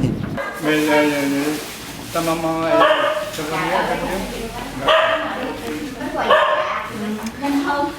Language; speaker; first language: French; non-native, local second language; Vietnamese